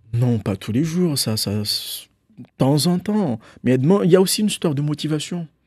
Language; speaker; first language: French; non-native, local second language; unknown